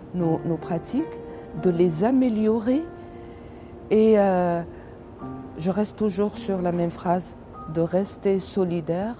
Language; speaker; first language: French; non-native, local second language; Arabic